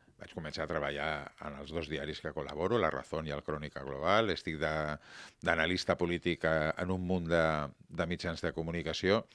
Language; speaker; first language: Catalan; non-native, local second language; Spanish